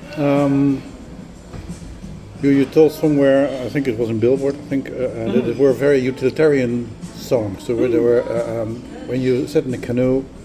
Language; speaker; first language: English; non-native, fluent; Dutch